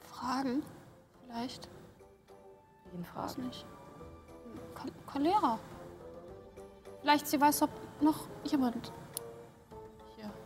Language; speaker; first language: German; non-native, learner; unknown